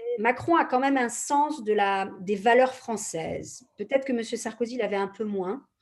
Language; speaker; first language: French; native; French